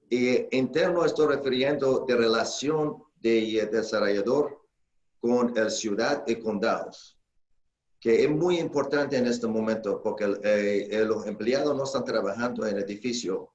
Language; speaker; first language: Spanish; non-native, learner; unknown